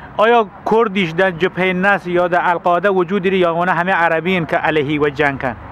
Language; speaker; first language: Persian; non-native, local second language; Kurdish